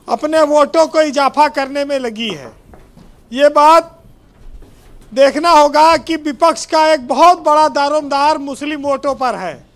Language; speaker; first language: Hindi; native; Hindi